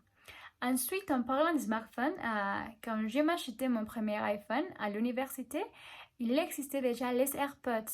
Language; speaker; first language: French; non-native, learner; Spanish